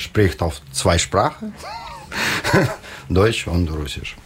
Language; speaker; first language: German; non-native, learner; Russian